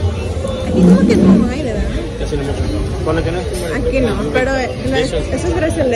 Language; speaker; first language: Spanish; early bilingual, heritage; Spanish